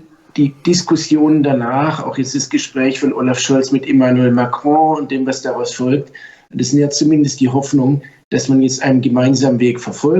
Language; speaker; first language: German; native; German